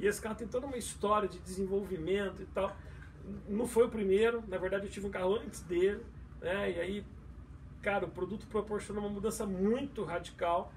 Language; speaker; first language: Portuguese; native; Portuguese